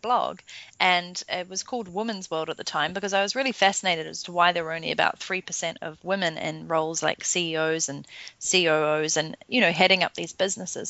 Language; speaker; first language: English; native; English